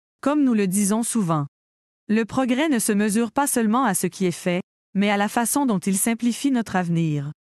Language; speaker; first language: French; native; French